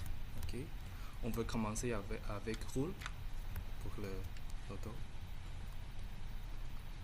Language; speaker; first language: French; non-native, learner; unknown